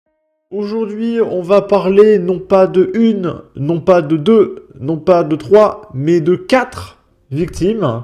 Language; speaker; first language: French; native; French